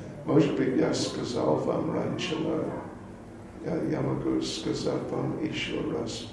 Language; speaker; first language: Russian; non-native, learner; English